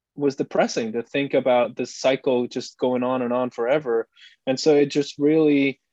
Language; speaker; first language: English; non-native, fluent; Dutch